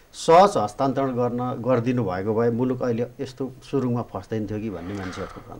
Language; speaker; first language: Nepali; native; Nepali